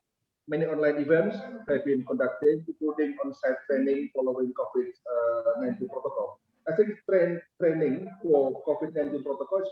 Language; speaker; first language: English; non-native, fluent; Indonesian